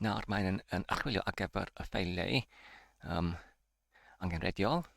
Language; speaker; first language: Welsh; non-native, learner; Polish